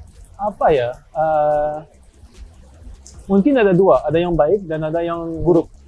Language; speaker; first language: Indonesian; non-native, fluent; French